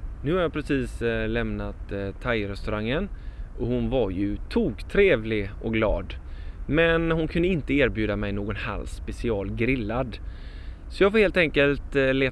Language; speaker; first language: Swedish; native; Swedish